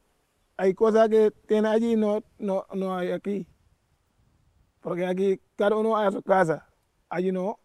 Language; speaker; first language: Spanish; non-native, learner; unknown